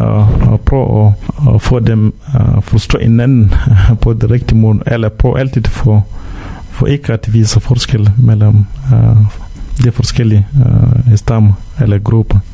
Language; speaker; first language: Danish; non-native, fluent; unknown